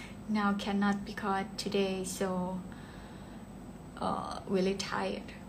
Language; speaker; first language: English; non-native, learner; Thai